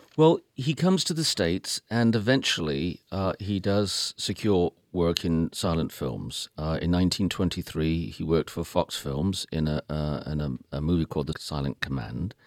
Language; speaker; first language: English; native; English